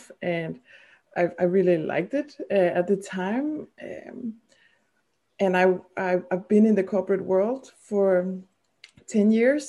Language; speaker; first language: English; non-native, fluent; Danish